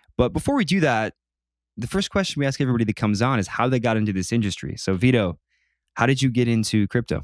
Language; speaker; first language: English; native; English